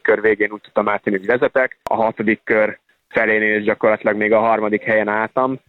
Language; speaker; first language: Hungarian; native; Hungarian